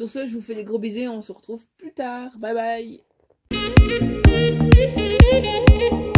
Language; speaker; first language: French; native; French